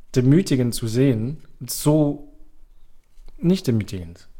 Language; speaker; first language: German; non-native, fluent; French